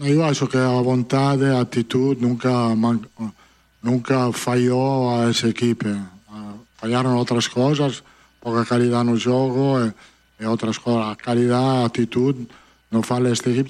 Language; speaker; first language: Portuguese; non-native, fluent; Italian